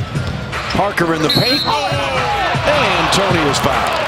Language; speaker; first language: English; native; English